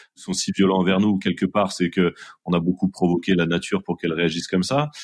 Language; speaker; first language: French; native; French